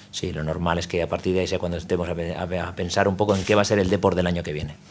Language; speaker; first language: Spanish; native; Spanish